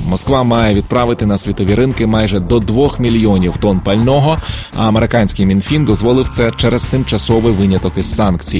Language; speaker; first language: Ukrainian; native; Ukrainian